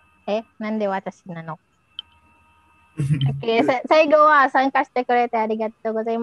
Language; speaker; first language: Japanese; non-native, learner; Indonesian